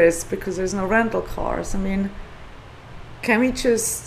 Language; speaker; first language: English; non-native, fluent; Swiss German